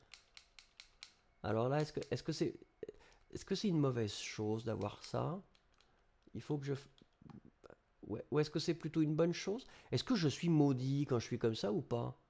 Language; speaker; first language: French; native; French